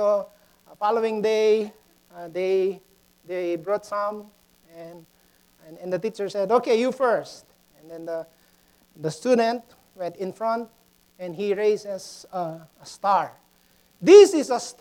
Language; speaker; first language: English; non-native, local second language; Pampanga